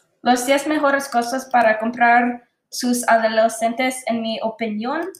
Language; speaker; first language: Spanish; non-native, learner; English